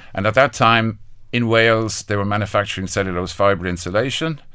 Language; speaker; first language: English; native; English